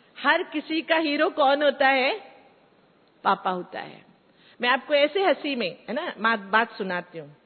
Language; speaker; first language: Hindi; non-native, local second language; Kannada